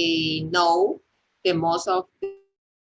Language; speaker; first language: English; non-native, learner; Spanish